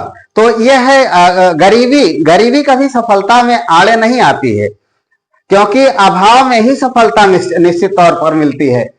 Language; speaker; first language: Hindi; native; Hindi